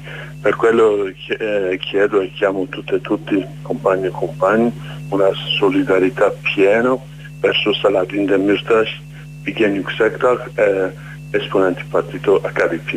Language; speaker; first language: Italian; non-native, learner; Kurdish